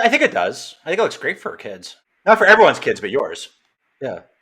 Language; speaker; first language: English; native; English